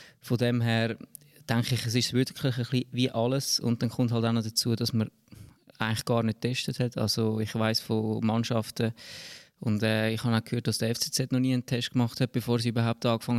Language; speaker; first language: German; native; German